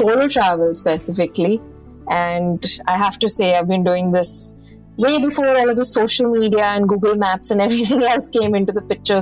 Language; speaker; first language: English; non-native, local second language; Punjabi